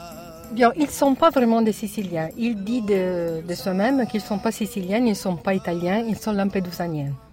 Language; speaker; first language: French; non-native, learner; Italian